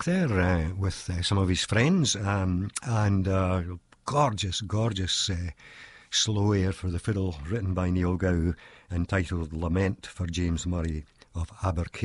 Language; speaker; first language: English; native; English